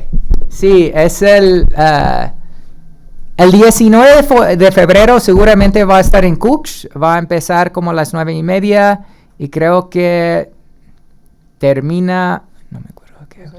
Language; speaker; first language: Spanish; early bilingual, heritage; Spanish